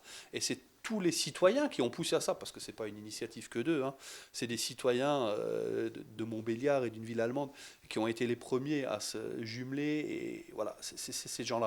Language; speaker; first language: French; native; French